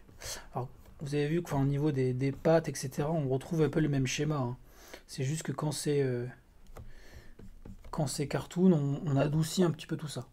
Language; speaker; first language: French; native; French